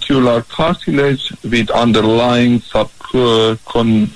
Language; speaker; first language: English; non-native, fluent; Persian